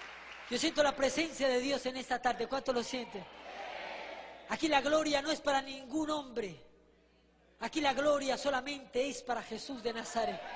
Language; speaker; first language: Spanish; native; Spanish